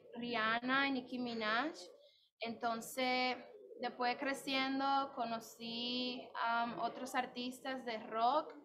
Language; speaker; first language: Spanish; native; Spanish